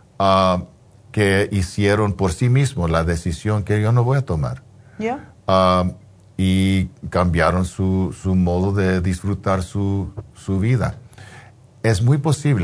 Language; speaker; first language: Spanish; non-native, fluent; English